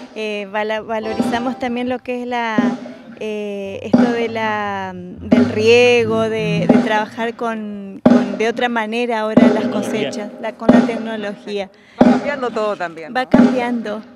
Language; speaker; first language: Spanish; native; Spanish